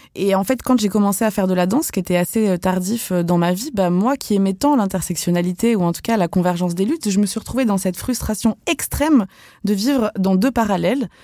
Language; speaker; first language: French; native; French